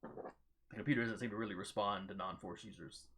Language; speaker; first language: English; native; English